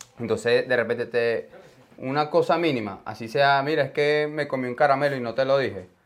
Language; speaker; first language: Spanish; native; Spanish